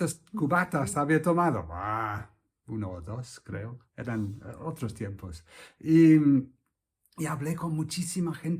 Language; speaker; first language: Spanish; non-native, fluent; English